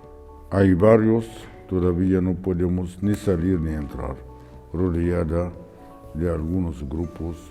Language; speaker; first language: Spanish; non-native, fluent; Arabic